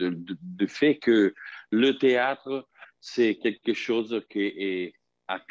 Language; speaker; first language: French; non-native, fluent; Italian